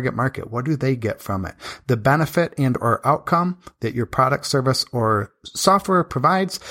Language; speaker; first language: English; native; English